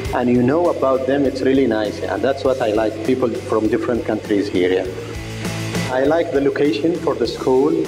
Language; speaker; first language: English; non-native, fluent; Arabic